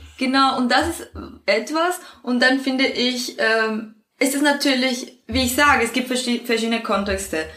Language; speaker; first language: German; non-native, fluent; Spanish